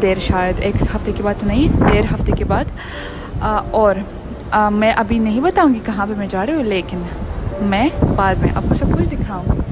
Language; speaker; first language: Hindi; non-native, fluent; Russian